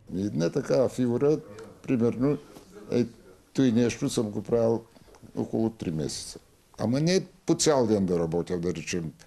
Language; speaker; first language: Bulgarian; native; Bulgarian